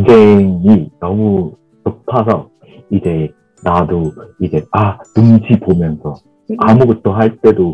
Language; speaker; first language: Korean; non-native, fluent; Vietnamese